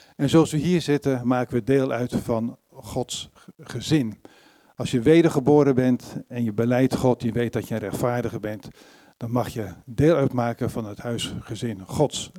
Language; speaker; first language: Dutch; native; Dutch